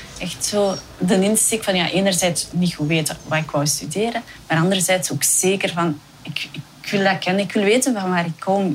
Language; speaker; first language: Dutch; native; Dutch